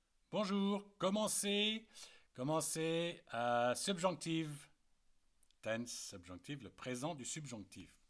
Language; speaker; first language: French; native; French